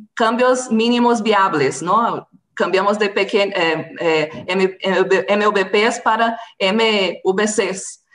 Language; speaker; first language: Spanish; non-native, fluent; Portuguese